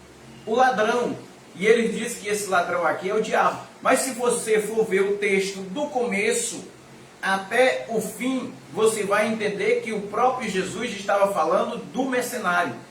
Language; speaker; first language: Portuguese; native; Portuguese